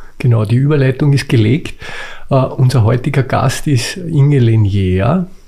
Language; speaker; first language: German; native; German